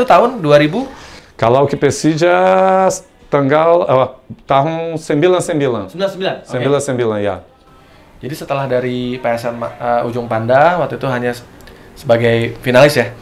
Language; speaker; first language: Indonesian; non-native, fluent; Portuguese